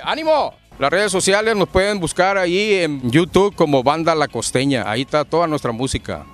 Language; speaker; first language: Spanish; native; Spanish